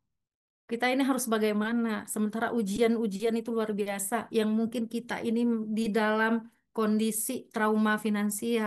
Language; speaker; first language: Indonesian; native; Indonesian